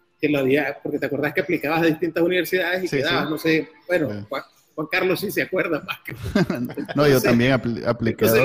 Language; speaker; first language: Spanish; native; Spanish